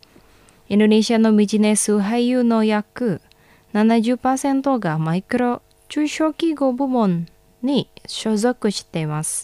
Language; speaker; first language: Japanese; non-native, fluent; Indonesian